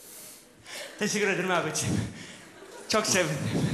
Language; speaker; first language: Turkish; early bilingual, heritage; Turkish